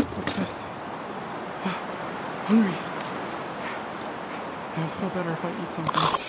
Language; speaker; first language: English; native; English